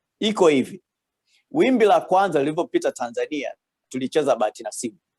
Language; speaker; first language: Swahili; native; Swahili